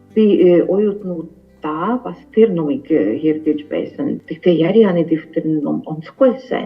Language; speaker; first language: Mongolian; non-native, fluent; Hungarian